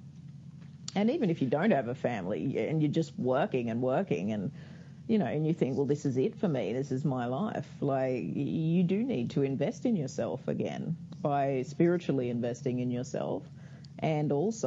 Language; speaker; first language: English; native; English